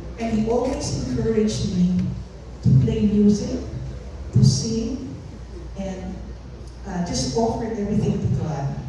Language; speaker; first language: English; non-native, local second language; Filipino